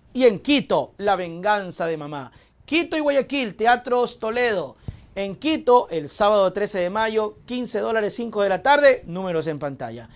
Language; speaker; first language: Spanish; native; Spanish